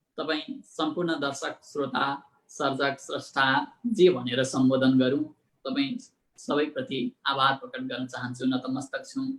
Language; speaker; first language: Nepali; native; Nepali